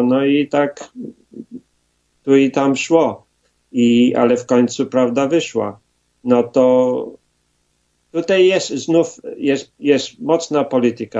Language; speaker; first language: Polish; early bilingual, heritage; Polish